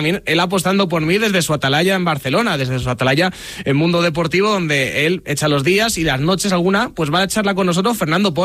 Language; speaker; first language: Spanish; native; Spanish